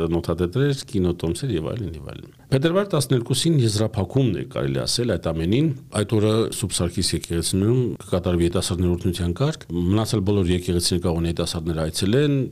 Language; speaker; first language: Armenian; native; Armenian